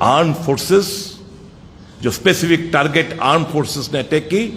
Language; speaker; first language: Hindi; non-native, local second language; Bangla